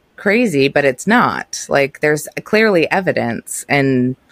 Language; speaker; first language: English; early bilingual, other home language; Norwegian